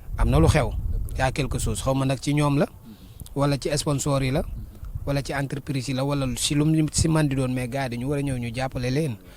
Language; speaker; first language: Wolof; native; Wolof